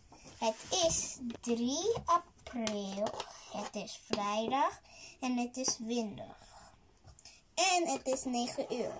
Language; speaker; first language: Dutch; early bilingual, other home language; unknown